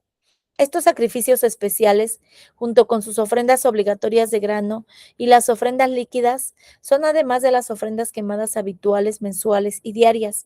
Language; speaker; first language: Spanish; native; Spanish